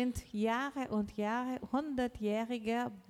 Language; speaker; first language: German; non-native, learner; Portuguese